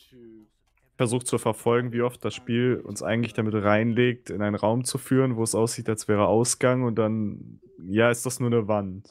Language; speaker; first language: German; native; German